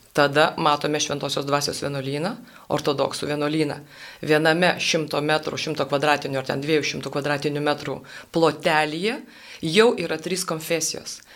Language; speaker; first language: Lithuanian; native; Lithuanian